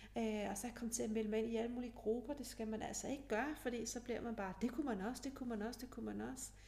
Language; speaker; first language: Danish; early bilingual, other home language; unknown